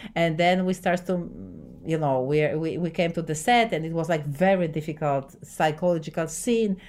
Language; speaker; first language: English; non-native, fluent; Polish